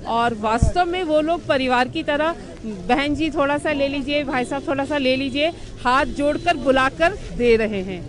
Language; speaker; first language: Hindi; native; Hindi